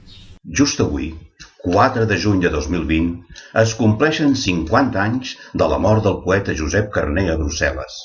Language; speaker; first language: Catalan; native; Catalan